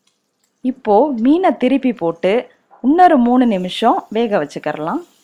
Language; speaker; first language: Tamil; native; Tamil